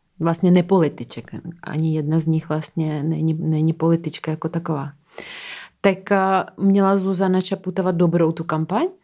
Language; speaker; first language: Czech; native; Czech